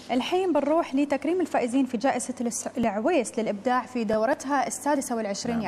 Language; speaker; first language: Arabic; native; Arabic